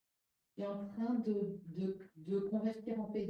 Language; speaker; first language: French; native; French